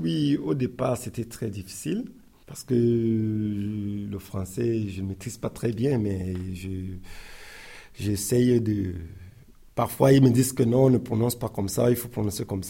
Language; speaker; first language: French; non-native, learner; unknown